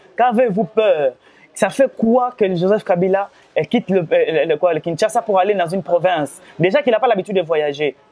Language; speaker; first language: French; non-native, local second language; Lingala